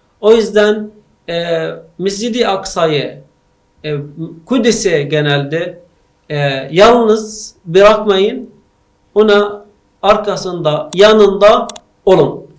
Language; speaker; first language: Turkish; non-native, learner; Arabic